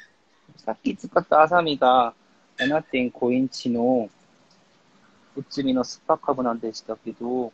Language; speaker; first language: Japanese; non-native, fluent; Korean